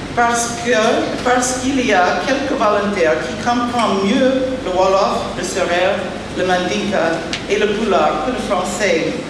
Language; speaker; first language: French; non-native, fluent; English